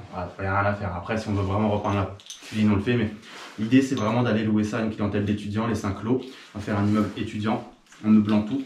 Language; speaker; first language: French; native; French